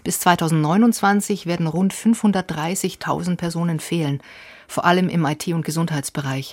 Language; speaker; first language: German; native; German